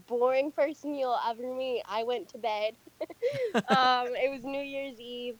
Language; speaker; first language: English; native; English